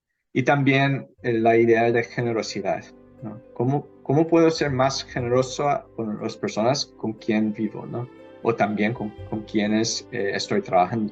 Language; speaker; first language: Spanish; non-native, fluent; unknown